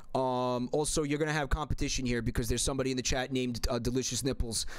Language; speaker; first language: English; native; English